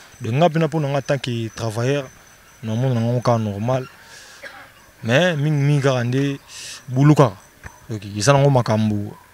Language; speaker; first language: Lingala; native; Lingala